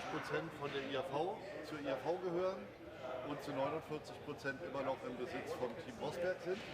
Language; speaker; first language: German; native; German